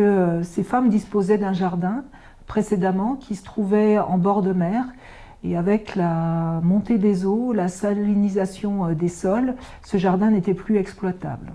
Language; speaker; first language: French; native; French